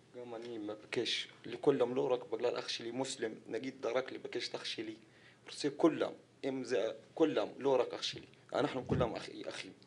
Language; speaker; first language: Hebrew; non-native, local second language; Arabic